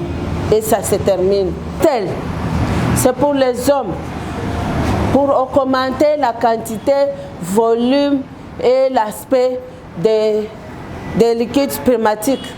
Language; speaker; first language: French; non-native, local second language; Lingala